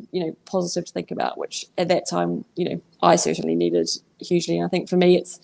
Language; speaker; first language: English; native; English